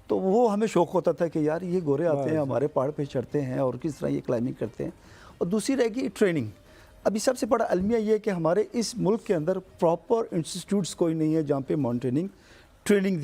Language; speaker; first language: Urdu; non-native, local second language; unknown